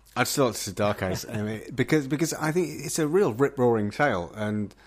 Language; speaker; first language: English; native; English